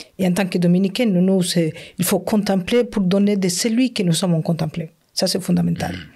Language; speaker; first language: French; non-native, fluent; Spanish